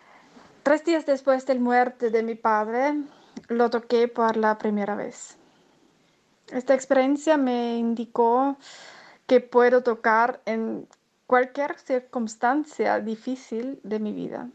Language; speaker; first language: Spanish; non-native, fluent; German